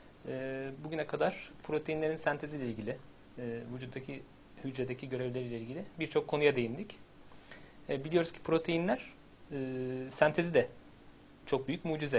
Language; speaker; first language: Turkish; native; Turkish